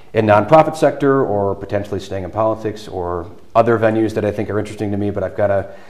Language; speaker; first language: English; native; English